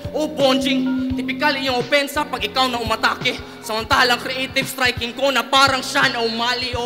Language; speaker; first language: Filipino; non-native, local second language; Cebuano